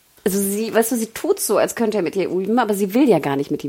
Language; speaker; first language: German; native; German